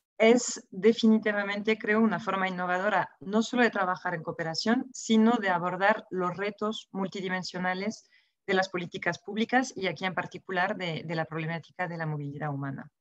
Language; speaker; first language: Spanish; non-native, fluent; French